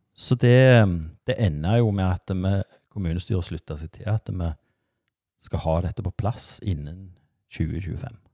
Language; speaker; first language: Norwegian; native; Norwegian